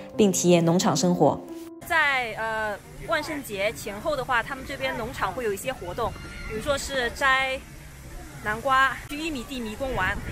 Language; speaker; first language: Chinese; native; Chinese